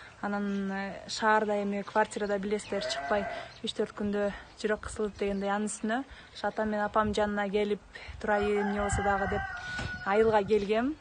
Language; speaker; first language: Kyrgyz; native; Kyrgyz